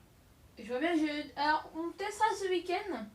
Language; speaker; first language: French; native; French